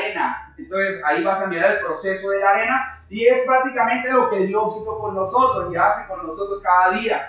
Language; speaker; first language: Spanish; native; Spanish